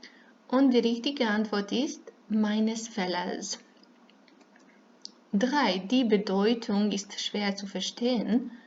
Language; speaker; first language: German; non-native, fluent; Serbian